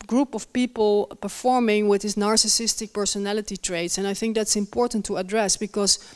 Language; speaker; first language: English; non-native, fluent; Dutch